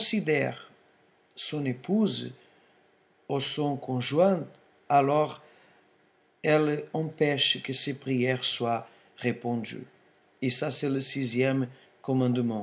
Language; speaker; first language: French; non-native, fluent; Portuguese